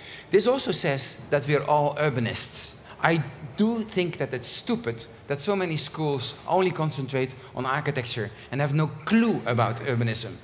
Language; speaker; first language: English; non-native, fluent; Dutch